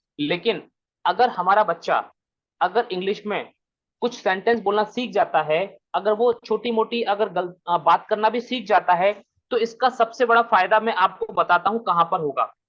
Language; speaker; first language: Hindi; native; Hindi